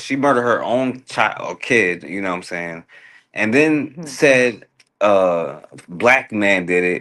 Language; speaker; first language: English; native; English